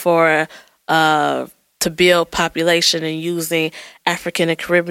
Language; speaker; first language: English; native; English